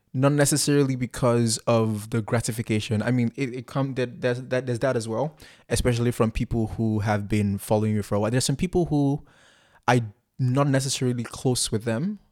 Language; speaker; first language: English; non-native, local second language; Igbo